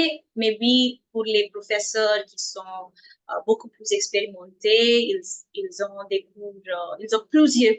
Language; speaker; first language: French; non-native, fluent; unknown